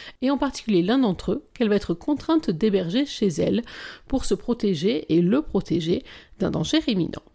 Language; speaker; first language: French; native; French